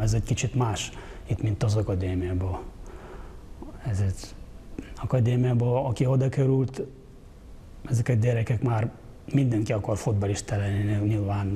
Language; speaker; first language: Hungarian; non-native, fluent; Ukrainian